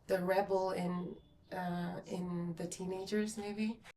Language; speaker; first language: English; non-native, fluent; Mongolian